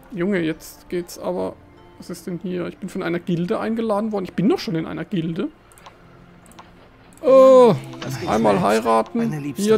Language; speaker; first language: German; native; German